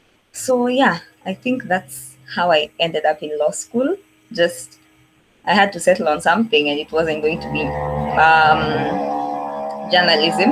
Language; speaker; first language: English; non-native, local second language; Swahili